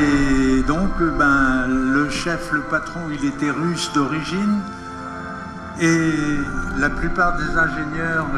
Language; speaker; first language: French; native; French